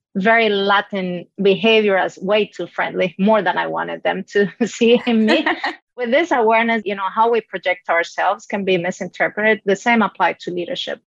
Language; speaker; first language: English; non-native, fluent; Spanish